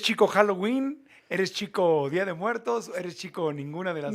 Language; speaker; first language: Spanish; native; Spanish